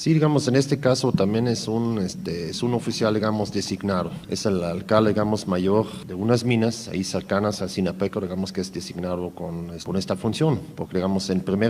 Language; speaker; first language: Spanish; native; Spanish